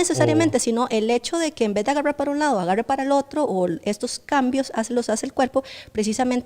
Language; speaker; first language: Spanish; native; Spanish